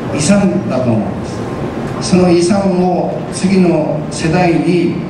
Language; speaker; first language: Japanese; early bilingual, heritage; Japanese